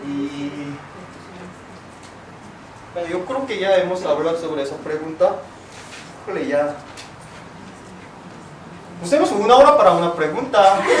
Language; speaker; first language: Spanish; non-native, fluent; Korean